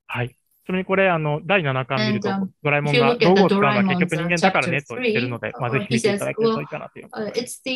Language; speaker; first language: Japanese; native; Japanese